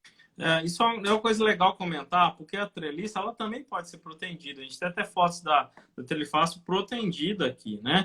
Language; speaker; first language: Portuguese; native; Portuguese